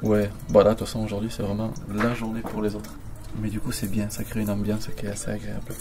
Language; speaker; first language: French; native; French